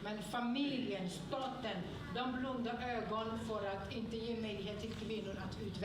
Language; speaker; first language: Swedish; non-native, fluent; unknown